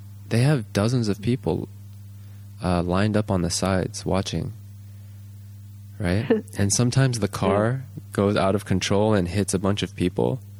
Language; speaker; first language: English; early bilingual, other home language; Japanese